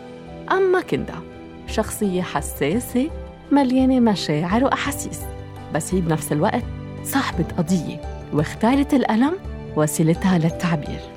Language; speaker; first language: Arabic; native; Arabic